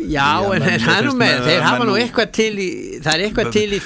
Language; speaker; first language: Icelandic; native; Icelandic